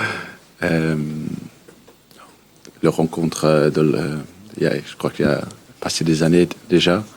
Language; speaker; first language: French; early bilingual, heritage; Danish